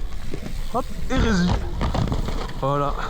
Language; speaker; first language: French; native; French